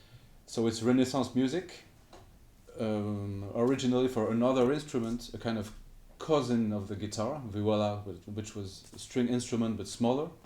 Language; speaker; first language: English; non-native, fluent; French